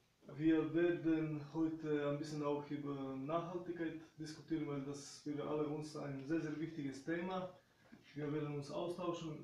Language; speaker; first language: German; non-native, fluent; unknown